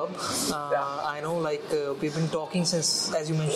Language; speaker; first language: English; non-native, local second language; Punjabi